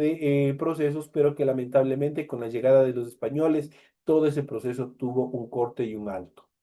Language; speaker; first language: Spanish; native; Spanish